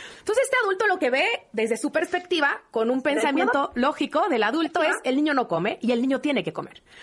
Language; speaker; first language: Spanish; native; Spanish